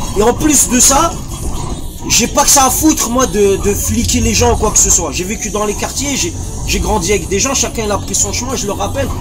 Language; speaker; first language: French; early bilingual, other home language; Arabic